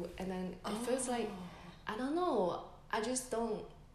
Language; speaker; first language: English; non-native, fluent; Chinese